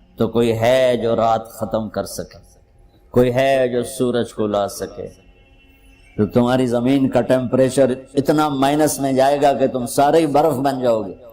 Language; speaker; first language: Urdu; non-native, local second language; Punjabi